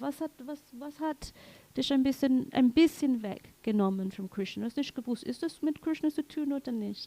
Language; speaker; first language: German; non-native, learner; English